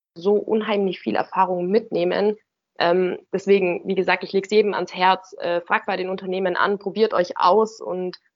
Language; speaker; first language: German; native; German